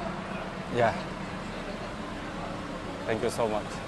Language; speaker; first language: English; non-native, learner; Indonesian